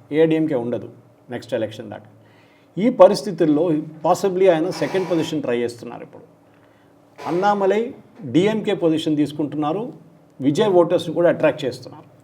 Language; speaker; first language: Telugu; non-native, local second language; Malayalam